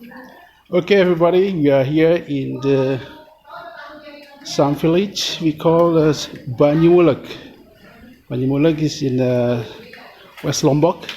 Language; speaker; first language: English; non-native, learner; Indonesian